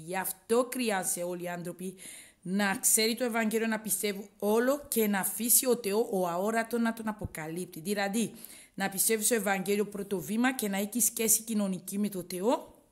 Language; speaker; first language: Greek; non-native, learner; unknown